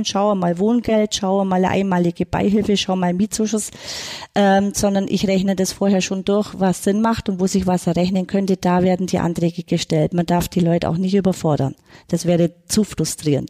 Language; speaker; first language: German; native; German